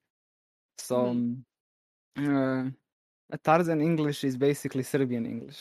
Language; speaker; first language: English; non-native, fluent; Serbian